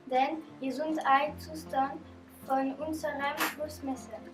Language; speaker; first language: German; non-native, learner; French